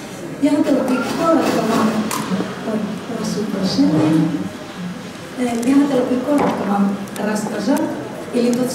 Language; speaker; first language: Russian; non-native, fluent; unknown